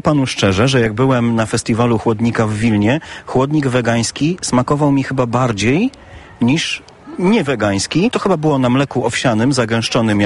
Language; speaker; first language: Polish; native; Polish